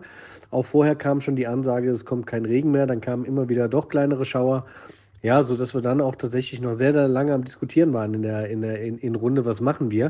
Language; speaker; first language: German; native; German